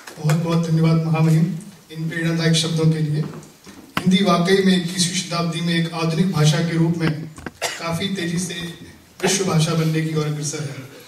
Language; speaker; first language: Hindi; native; Hindi